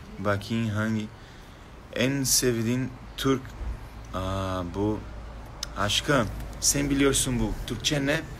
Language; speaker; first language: Turkish; non-native, learner; Portuguese